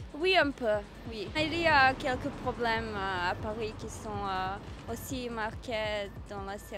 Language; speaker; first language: French; non-native, learner; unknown